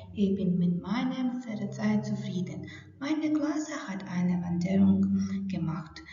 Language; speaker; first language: German; non-native, fluent; Ukrainian